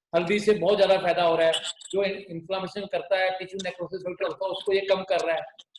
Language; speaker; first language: Hindi; non-native, local second language; Punjabi